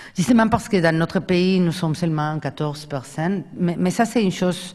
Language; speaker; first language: French; non-native, fluent; Spanish